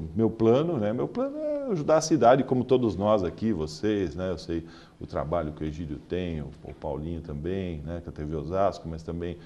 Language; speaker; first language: Portuguese; native; Portuguese